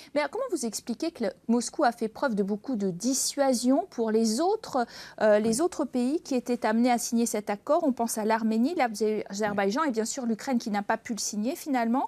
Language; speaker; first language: French; native; French